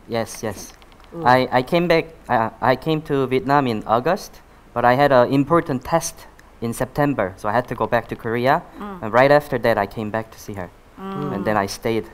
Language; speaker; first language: English; non-native, fluent; Korean